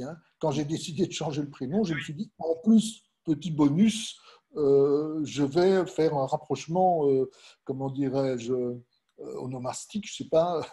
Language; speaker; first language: French; native; French